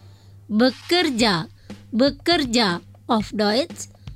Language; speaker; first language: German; non-native, fluent; Indonesian